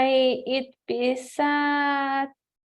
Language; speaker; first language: English; non-native, learner; Spanish